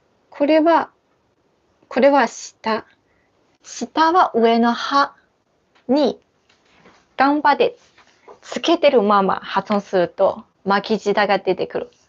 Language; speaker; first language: Japanese; non-native, fluent; Chinese